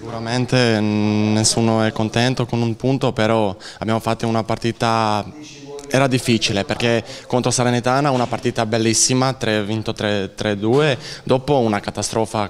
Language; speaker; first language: Italian; non-native, learner; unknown